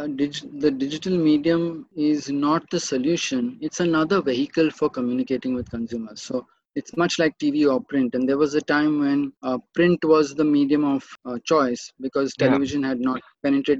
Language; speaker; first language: English; non-native, local second language; Marathi